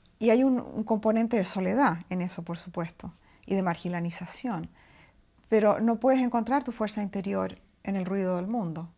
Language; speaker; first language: Spanish; native; Spanish